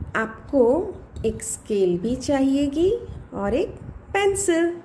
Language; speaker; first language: Hindi; non-native, local second language; Gujarati